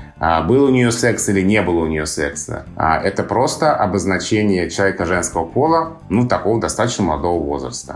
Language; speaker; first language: Russian; native; Russian